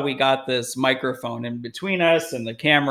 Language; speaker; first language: English; native; English